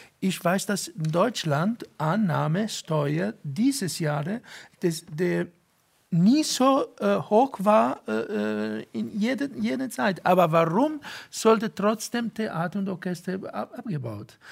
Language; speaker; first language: German; non-native, fluent; Italian